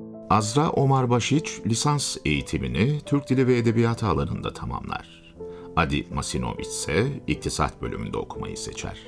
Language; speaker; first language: Turkish; native; Turkish